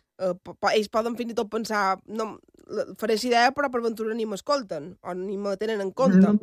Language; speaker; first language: Catalan; native; Catalan